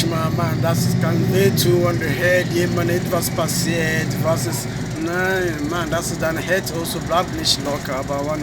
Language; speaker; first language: German; non-native, learner; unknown